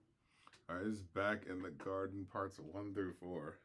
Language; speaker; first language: English; native; English